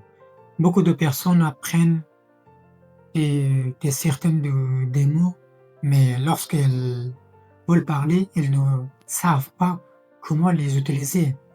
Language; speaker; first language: French; non-native, fluent; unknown